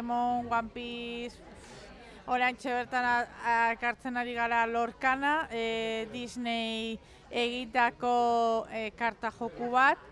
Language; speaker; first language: Basque; non-native, local second language; Spanish